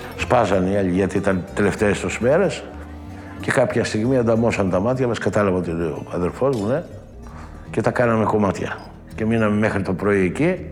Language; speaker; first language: Greek; native; Greek